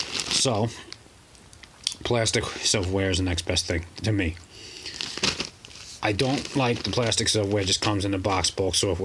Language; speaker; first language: English; native; English